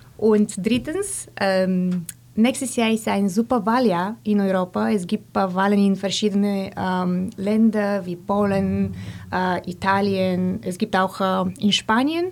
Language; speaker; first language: German; non-native, fluent; Bulgarian